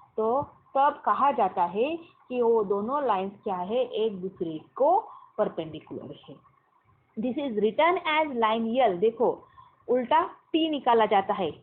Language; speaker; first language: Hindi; non-native, local second language; Marathi